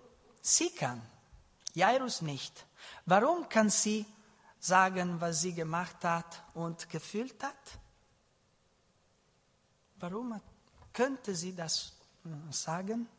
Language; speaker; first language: German; non-native, learner; Italian